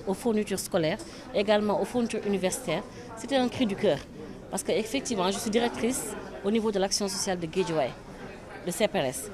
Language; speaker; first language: French; non-native, local second language; Wolof